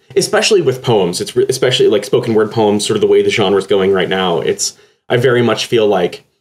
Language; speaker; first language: English; native; English